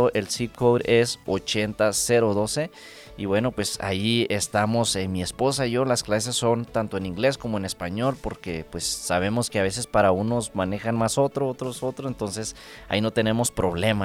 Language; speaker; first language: Spanish; native; Spanish